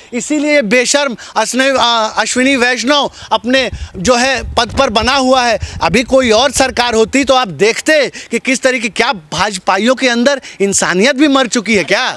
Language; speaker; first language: Hindi; native; Hindi